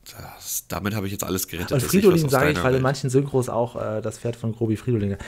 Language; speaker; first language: German; native; German